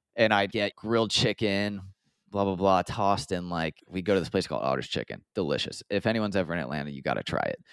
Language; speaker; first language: English; native; English